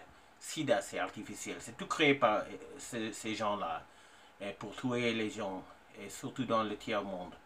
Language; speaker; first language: French; non-native, fluent; English